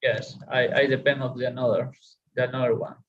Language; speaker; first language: English; non-native, learner; Spanish